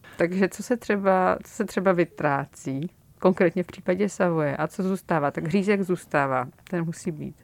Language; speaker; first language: Czech; native; Czech